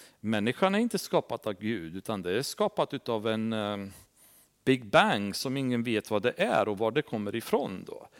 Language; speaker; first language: Swedish; non-native, fluent; Romanian